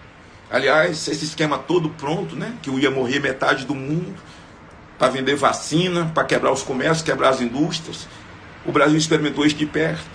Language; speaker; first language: Portuguese; native; Portuguese